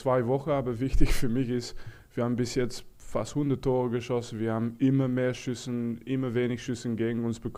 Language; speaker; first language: German; non-native, fluent; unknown